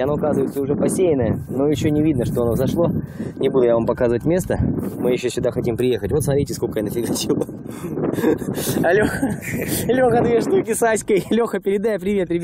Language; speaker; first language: Russian; native; Russian